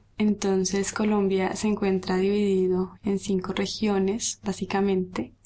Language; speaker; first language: Spanish; native; Spanish